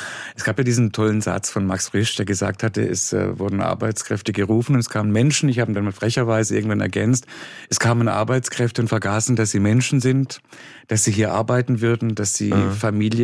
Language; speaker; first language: German; native; German